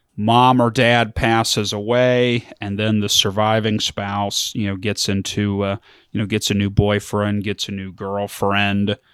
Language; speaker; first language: English; early bilingual, other home language; German